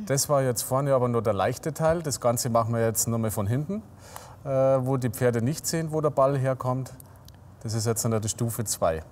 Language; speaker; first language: German; native; German